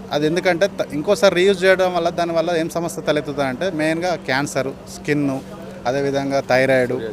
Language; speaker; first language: Telugu; native; Telugu